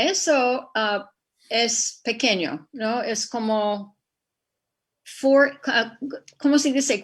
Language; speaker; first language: Spanish; non-native, fluent; English